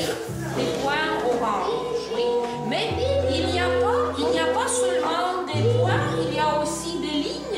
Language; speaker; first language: French; non-native, fluent; Latvian